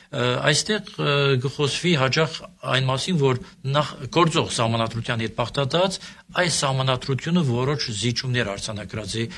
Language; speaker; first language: Armenian; early bilingual, heritage; Armenian